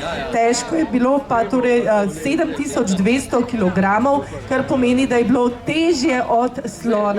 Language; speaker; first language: Slovenian; native; Slovenian